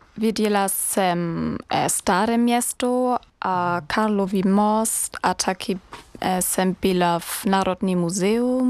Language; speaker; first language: Czech; non-native, learner; German